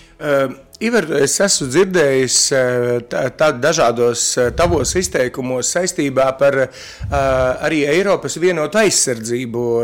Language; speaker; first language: Latvian; native; Latvian